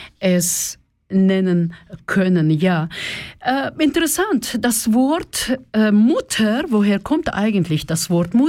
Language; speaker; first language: German; non-native, fluent; Russian